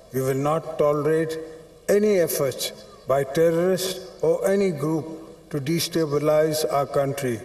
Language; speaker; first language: English; non-native, local second language; Sindhi